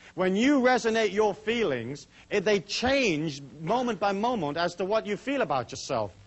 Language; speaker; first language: English; native; English